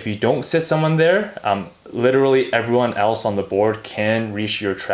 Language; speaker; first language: English; native; English